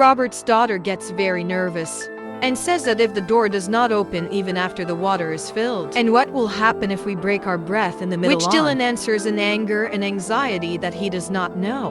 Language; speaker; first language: English; non-native, local second language; Hindi